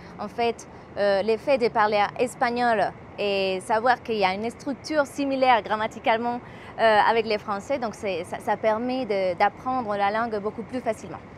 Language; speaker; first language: French; non-native, fluent; Spanish